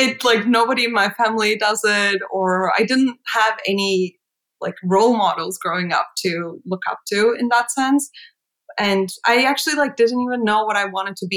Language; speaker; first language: English; non-native, fluent; Turkish